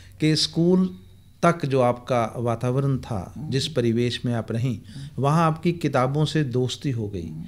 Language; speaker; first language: Hindi; non-native, local second language; Punjabi